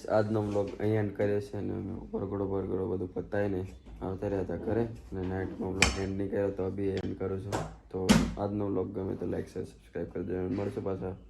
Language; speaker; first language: Gujarati; non-native, local second language; Rathawi